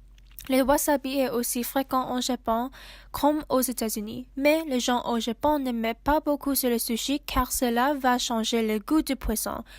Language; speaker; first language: French; non-native, learner; English